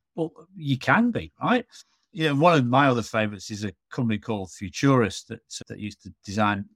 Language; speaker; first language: English; native; English